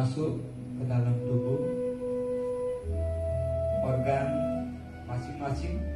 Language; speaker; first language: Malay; non-native, fluent; Bangla